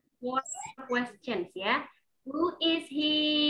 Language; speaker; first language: English; non-native, fluent; Indonesian